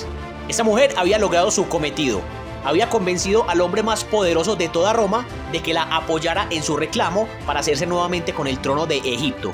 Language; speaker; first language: Spanish; native; Spanish